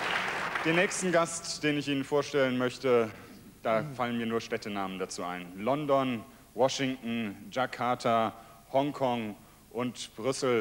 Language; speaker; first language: German; native; German